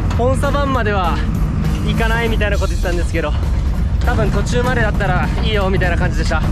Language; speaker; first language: Japanese; native; Japanese